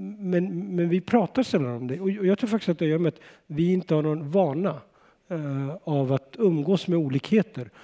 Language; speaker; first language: Swedish; early bilingual, other home language; Urdu